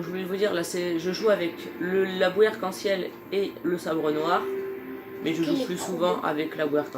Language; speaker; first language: French; native; French